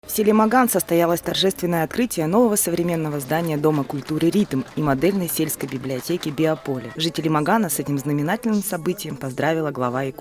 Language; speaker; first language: Russian; native; Russian